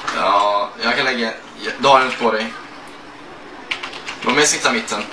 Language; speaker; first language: Swedish; native; Swedish